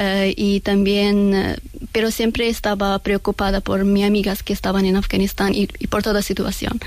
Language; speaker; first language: Spanish; non-native, learner; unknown